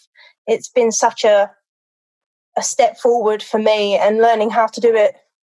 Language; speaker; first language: English; native; English